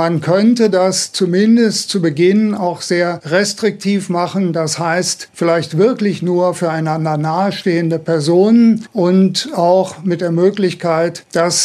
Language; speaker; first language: German; native; German